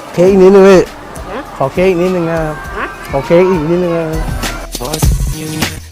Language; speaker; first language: Thai; native; Thai